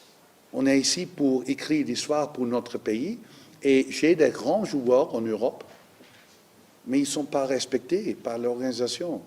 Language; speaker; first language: French; non-native, learner; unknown